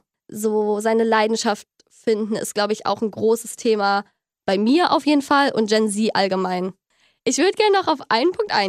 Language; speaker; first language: German; native; German